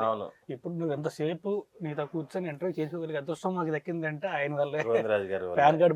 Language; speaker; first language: Telugu; native; Telugu